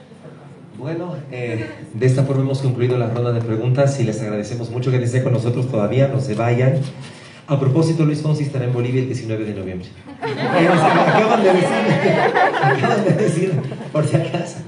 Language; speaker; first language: Spanish; native; Spanish